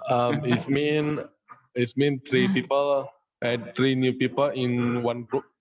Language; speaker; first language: English; non-native, learner; Indonesian